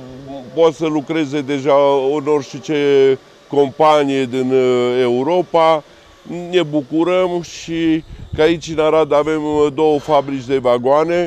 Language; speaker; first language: Romanian; native; Romanian